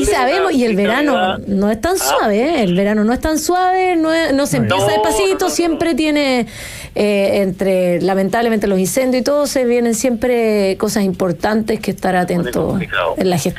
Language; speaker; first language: Spanish; native; Spanish